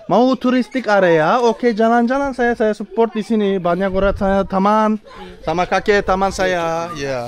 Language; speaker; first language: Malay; non-native, learner; Turkish